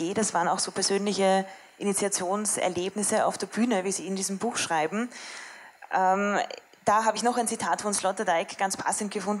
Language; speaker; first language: German; native; German